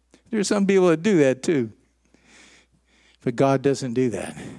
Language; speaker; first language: English; native; English